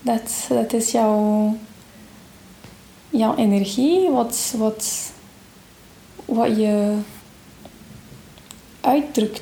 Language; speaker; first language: Dutch; non-native, fluent; Portuguese